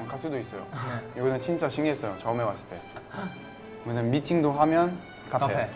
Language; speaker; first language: Korean; non-native, fluent; French